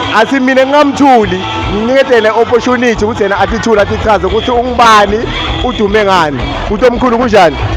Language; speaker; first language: Zulu; non-native, local second language; Swati